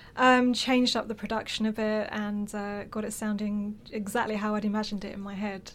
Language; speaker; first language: English; native; English